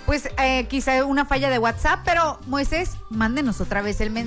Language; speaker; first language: Spanish; native; Spanish